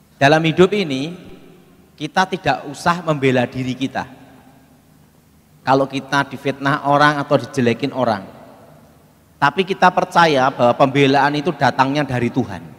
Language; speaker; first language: Indonesian; native; Indonesian